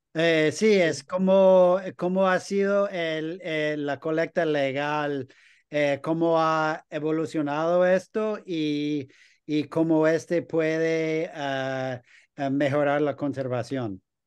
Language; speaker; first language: Spanish; non-native, fluent; English